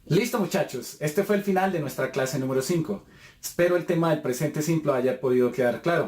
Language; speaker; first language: Spanish; native; Spanish